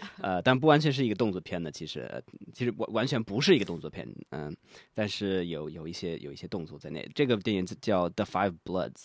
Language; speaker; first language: Chinese; native; Chinese